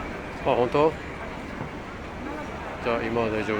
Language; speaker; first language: Japanese; non-native, fluent; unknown